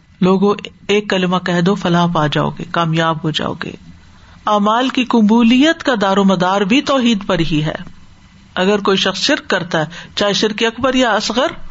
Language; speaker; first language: Urdu; native; Urdu